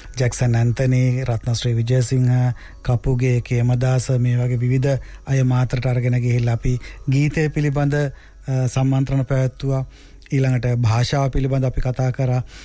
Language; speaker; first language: Sinhala; non-native, local second language; Tamil